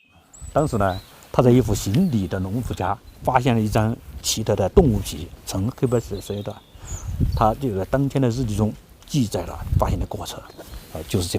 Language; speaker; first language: Chinese; native; Chinese